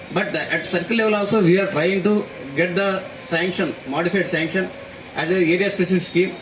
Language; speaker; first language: English; non-native, local second language; Telugu